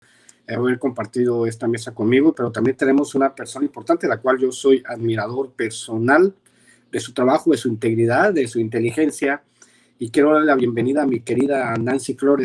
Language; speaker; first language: Spanish; native; Spanish